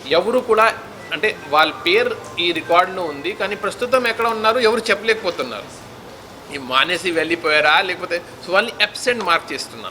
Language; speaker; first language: Telugu; non-native, fluent; Hindi